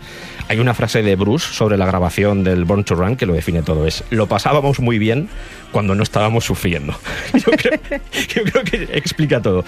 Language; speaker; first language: Spanish; native; Spanish